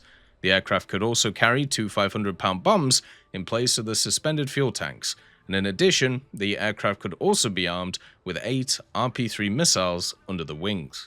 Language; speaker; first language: English; native; English